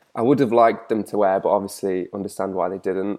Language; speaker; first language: English; native; English